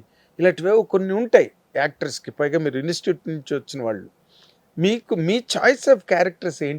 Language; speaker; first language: Telugu; native; Telugu